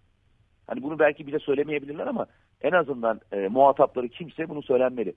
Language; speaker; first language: Turkish; native; Turkish